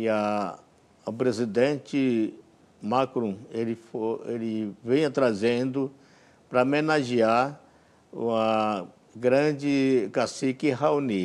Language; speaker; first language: Portuguese; non-native, local second language; Yanomámi